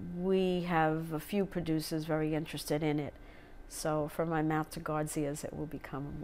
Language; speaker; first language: English; native; English